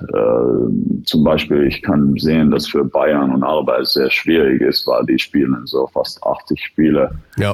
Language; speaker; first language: German; non-native, fluent; Finnish